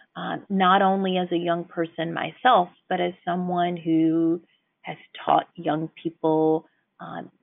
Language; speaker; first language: English; native; English